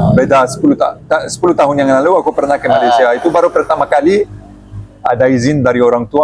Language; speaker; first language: Indonesian; non-native, learner; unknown